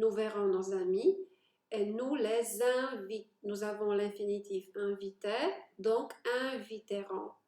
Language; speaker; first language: French; non-native, fluent; Polish